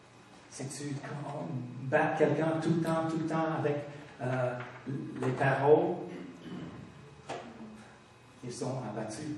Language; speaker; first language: French; non-native, fluent; English